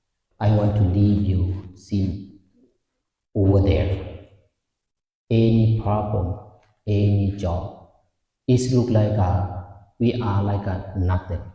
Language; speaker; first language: English; non-native, fluent; Lao